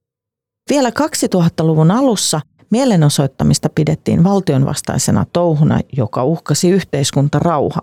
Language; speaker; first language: Finnish; native; Finnish